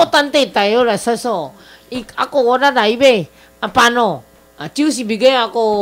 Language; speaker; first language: Filipino; non-native, learner; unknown